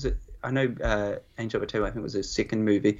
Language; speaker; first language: English; native; English